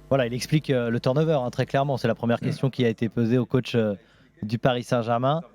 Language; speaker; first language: French; native; French